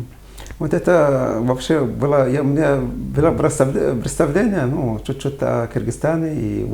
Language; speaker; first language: Russian; non-native, fluent; Arabic